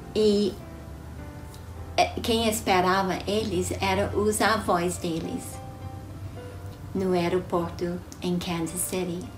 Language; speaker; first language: Portuguese; non-native, fluent; English